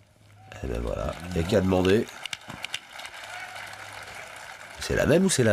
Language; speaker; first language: French; native; French